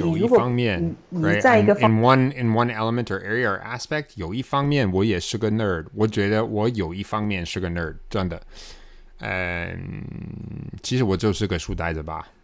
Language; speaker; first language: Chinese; non-native, fluent; English